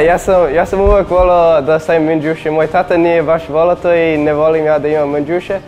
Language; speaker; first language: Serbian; early bilingual, heritage; English